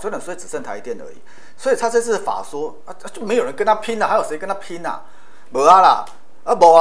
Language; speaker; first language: Chinese; native; Chinese